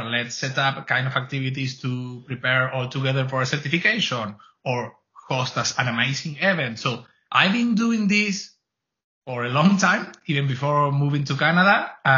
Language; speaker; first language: English; non-native, fluent; Spanish